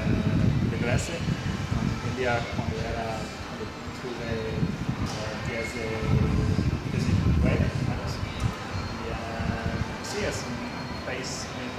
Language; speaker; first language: Spanish; non-native, learner; English